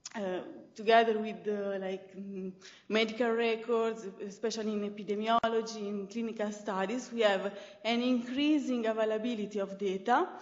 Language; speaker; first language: English; non-native, fluent; Italian